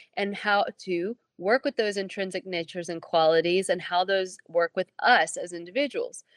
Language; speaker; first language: English; native; English